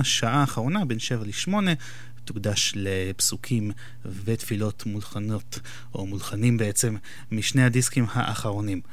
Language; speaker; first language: Hebrew; native; Hebrew